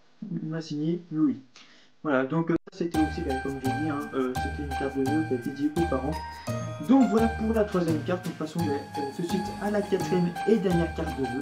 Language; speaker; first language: French; native; French